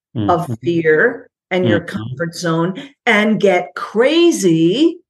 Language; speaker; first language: English; native; English